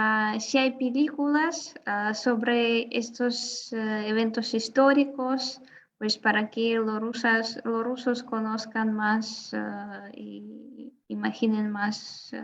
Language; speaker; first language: Spanish; non-native, fluent; Russian